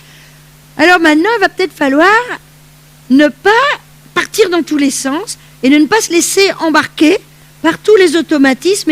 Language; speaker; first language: French; native; French